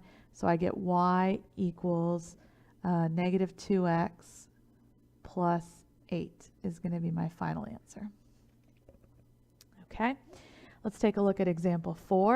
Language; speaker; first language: English; native; English